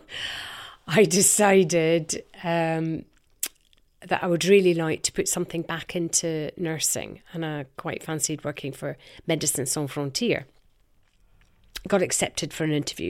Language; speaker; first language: English; native; English